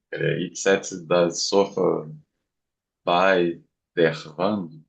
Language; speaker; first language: German; non-native, learner; Portuguese